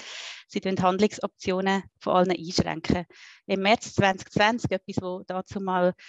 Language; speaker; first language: German; native; German